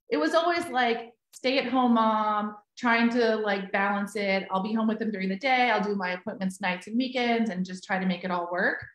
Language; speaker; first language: English; native; English